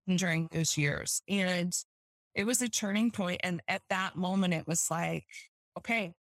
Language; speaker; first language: English; native; English